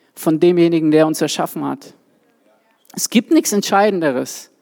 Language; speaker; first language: German; native; German